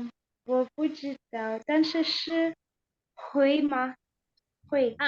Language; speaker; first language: Chinese; non-native, learner; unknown